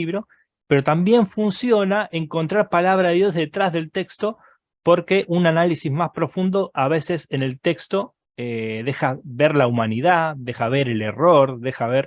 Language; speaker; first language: Spanish; native; Spanish